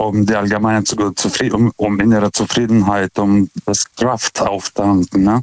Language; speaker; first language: German; non-native, fluent; Lithuanian